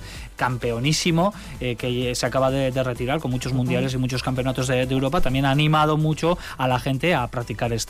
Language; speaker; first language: Spanish; native; Spanish